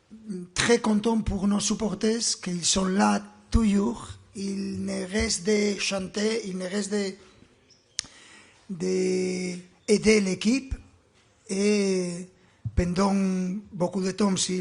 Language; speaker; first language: French; non-native, fluent; Spanish